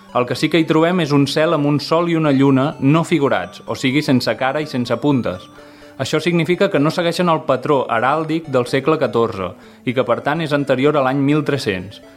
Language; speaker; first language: Catalan; native; Catalan